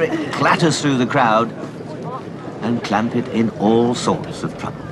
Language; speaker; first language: English; native; English